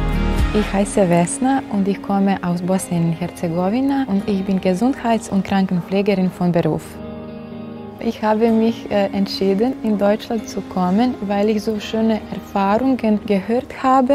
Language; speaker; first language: German; non-native, learner; Bosnian